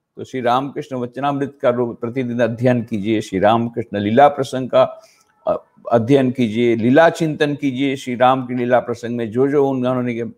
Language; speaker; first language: Hindi; non-native, local second language; Gujarati